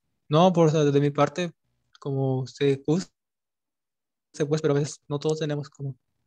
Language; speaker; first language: Spanish; native; Spanish